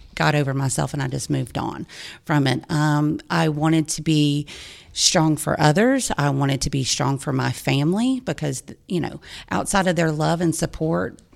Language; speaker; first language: English; native; English